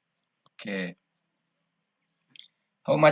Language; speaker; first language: English; non-native, learner; Indonesian